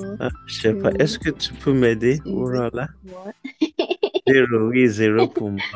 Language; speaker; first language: French; non-native, learner; Yoruba